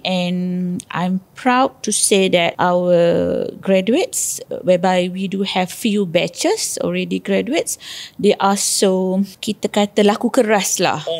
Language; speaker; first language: English; non-native, local second language; Malay